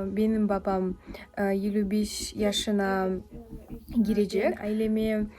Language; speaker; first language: Turkish; non-native, learner; Kazakh